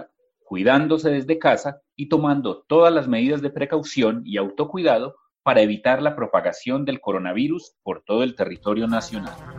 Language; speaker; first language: Spanish; native; Spanish